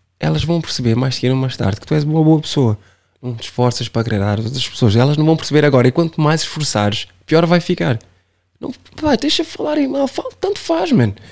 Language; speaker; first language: Portuguese; non-native, local second language; Kabuverdianu